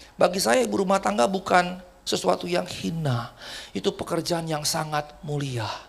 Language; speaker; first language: Indonesian; native; Indonesian